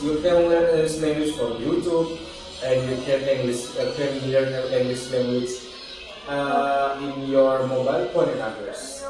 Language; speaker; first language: English; non-native, learner; Indonesian